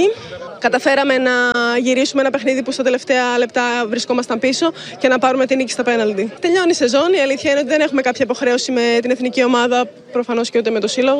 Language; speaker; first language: Greek; native; Greek